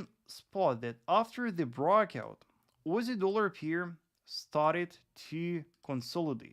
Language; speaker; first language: English; non-native, fluent; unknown